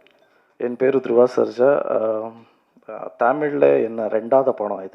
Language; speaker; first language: Tamil; non-native, learner; Kannada